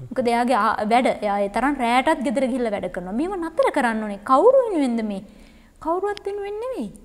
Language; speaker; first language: Sinhala; native; Sinhala